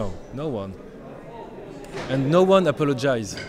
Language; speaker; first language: English; non-native, learner; French